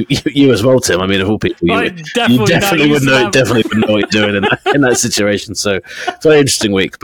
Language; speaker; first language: English; native; English